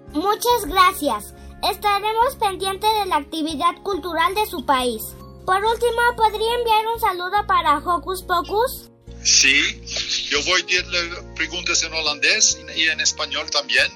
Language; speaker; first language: Spanish; non-native, fluent; Dutch